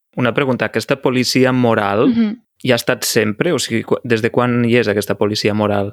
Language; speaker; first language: Catalan; native; Catalan